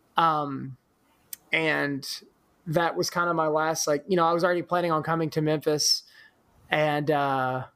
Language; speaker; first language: English; native; English